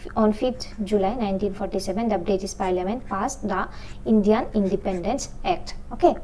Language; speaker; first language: English; non-native, local second language; Assamese